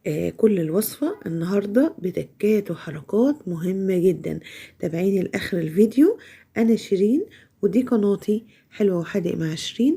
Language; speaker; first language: Arabic; native; Arabic